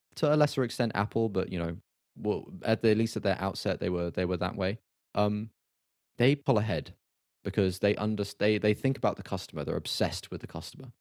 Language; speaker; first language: English; native; English